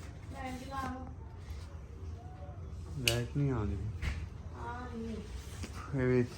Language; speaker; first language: Turkish; non-native, learner; Urdu